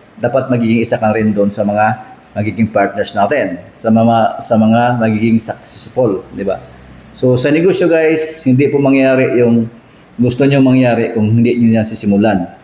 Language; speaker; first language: Filipino; non-native, local second language; Cebuano